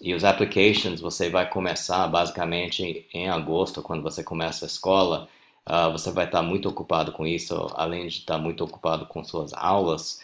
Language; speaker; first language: Portuguese; non-native, fluent; English